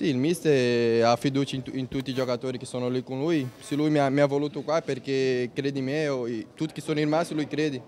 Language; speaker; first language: Italian; non-native, learner; Portuguese